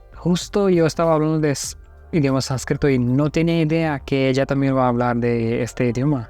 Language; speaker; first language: Spanish; non-native, learner; Hindi